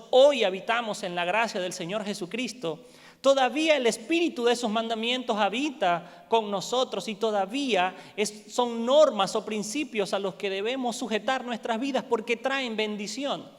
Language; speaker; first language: Spanish; native; Spanish